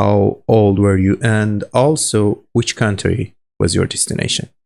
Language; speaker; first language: English; non-native, learner; Persian